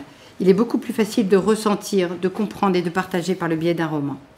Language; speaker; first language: French; native; French